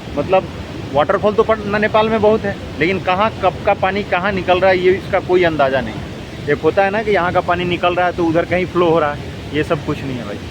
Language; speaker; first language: Hindi; native; Hindi